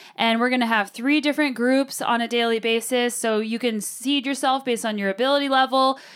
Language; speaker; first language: English; early bilingual, other home language; Arabic